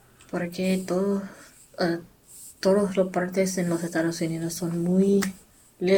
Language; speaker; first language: Spanish; non-native, learner; English